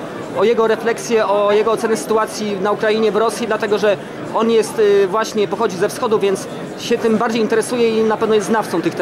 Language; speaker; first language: Polish; native; Polish